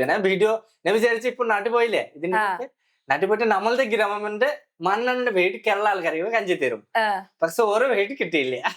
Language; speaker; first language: Malayalam; non-native, fluent; Bangla